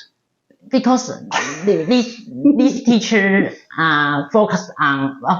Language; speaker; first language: English; non-native, learner; Chinese